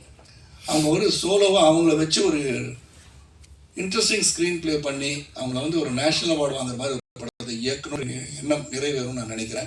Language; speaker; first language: Tamil; native; Tamil